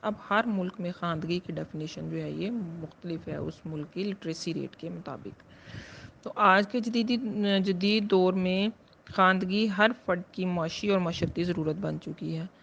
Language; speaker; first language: Urdu; non-native, local second language; Punjabi